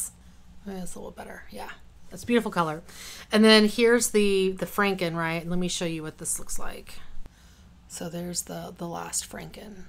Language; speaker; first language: English; native; English